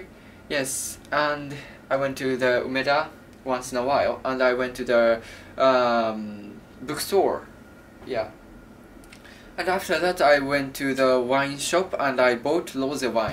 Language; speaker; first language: English; non-native, learner; Japanese